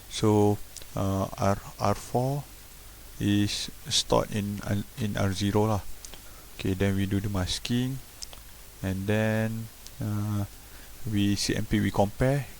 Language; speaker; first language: English; non-native, local second language; Malay